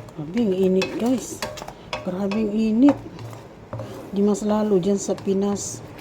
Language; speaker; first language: Filipino; non-native, local second language; Iloko